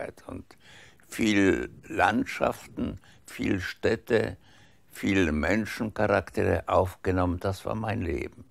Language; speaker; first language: German; early bilingual, heritage; German